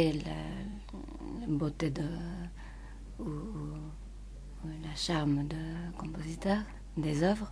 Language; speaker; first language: French; non-native, fluent; Japanese